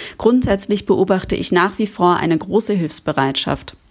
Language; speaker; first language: German; native; German